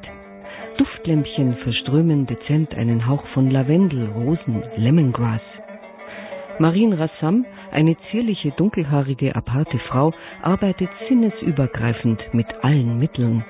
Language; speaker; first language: German; native; German